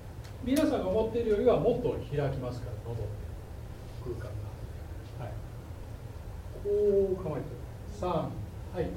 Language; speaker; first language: Japanese; native; Japanese